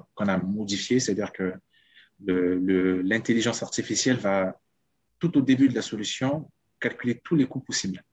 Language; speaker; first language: French; non-native, local second language; Sango